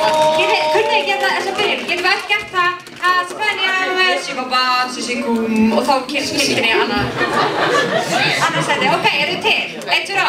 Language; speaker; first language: Icelandic; native; Icelandic